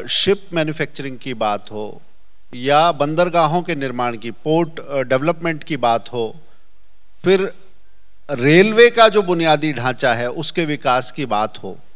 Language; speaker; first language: Hindi; native; Hindi